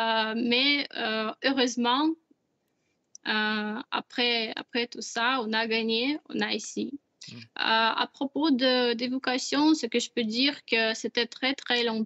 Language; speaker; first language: French; non-native, fluent; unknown